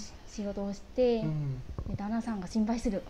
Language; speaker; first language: Japanese; non-native, learner; Vietnamese